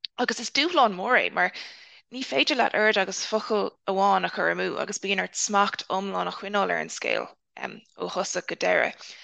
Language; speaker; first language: Irish; non-native, local second language; English